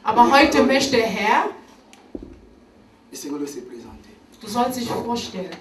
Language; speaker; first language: German; non-native, learner; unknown